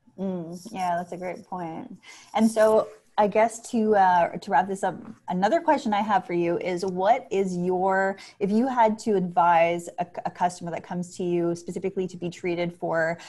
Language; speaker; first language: English; native; English